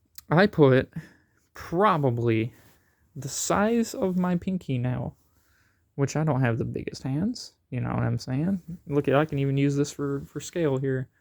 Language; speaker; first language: English; native; English